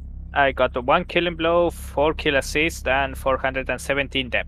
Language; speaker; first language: English; native; English